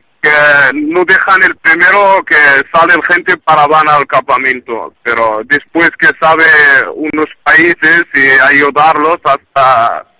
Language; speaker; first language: Spanish; non-native, learner; Arabic